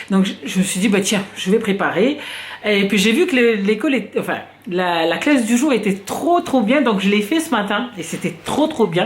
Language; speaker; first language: French; native; French